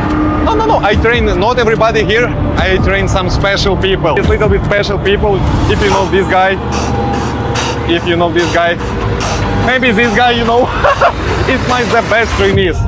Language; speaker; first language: English; non-native, learner; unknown